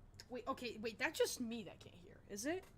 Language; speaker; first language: English; native; English